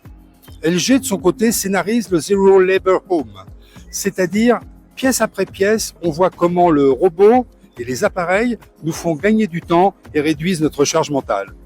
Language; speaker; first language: French; native; French